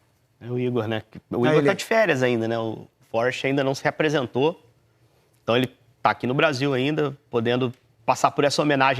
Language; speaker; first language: Portuguese; native; Portuguese